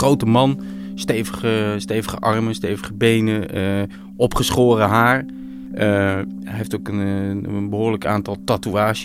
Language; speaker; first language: Dutch; native; Dutch